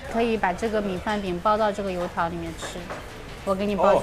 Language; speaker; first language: Chinese; native; Chinese